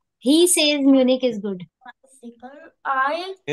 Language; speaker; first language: English; non-native, local second language; Hindi